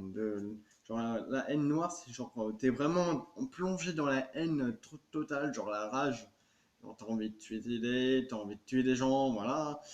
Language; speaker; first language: French; native; French